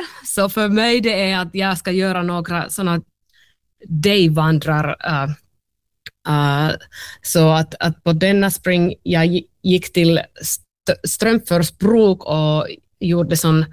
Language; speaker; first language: Swedish; non-native, learner; Finnish